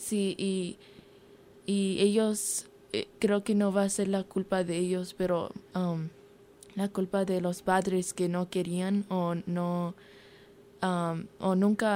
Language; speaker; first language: Spanish; early bilingual, heritage; Spanish